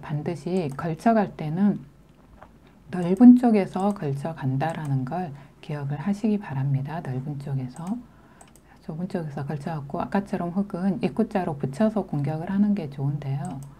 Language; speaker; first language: Korean; native; Korean